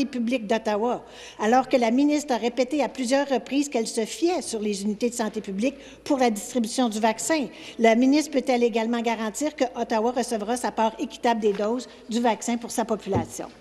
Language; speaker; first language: French; native; French